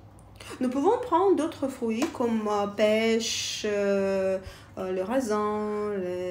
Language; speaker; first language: French; non-native, learner; Russian